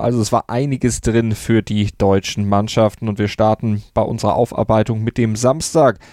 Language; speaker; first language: German; native; German